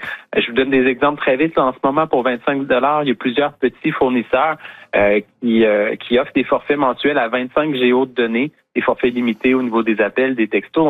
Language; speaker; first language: French; native; French